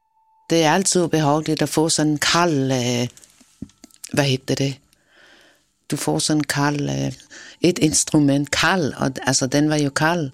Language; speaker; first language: Swedish; non-native, fluent; Kalaallisut